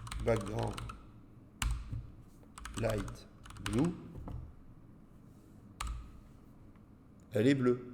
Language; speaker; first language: French; native; French